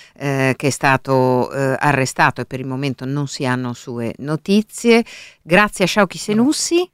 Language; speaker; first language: Italian; native; Italian